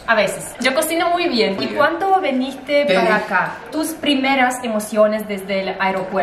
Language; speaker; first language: Spanish; non-native, fluent; Russian